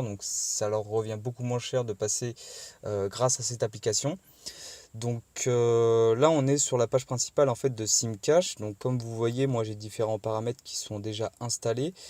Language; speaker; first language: French; native; French